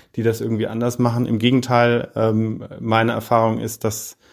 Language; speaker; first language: German; native; German